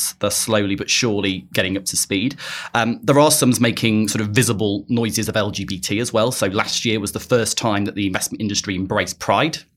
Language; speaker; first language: English; native; English